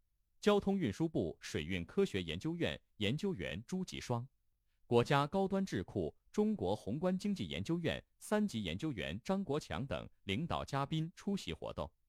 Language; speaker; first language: Chinese; native; Chinese